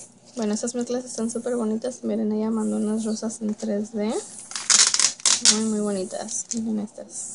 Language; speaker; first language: Spanish; early bilingual, heritage; Spanish